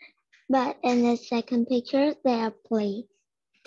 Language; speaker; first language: English; non-native, learner; Vietnamese